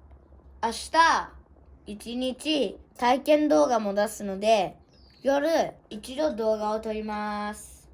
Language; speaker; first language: Japanese; early bilingual, other home language; Uyghur